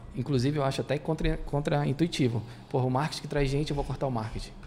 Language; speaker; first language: Portuguese; native; Portuguese